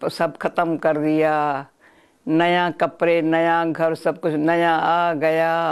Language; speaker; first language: Urdu; non-native, local second language; Sindhi